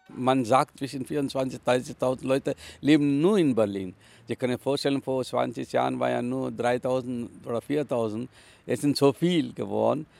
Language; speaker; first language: German; non-native, fluent; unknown